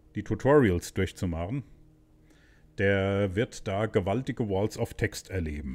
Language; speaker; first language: German; native; German